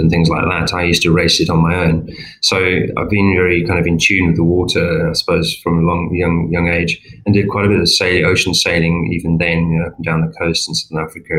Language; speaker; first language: English; native; English